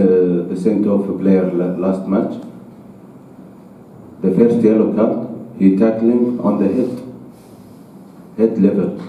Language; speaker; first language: English; non-native, learner; Arabic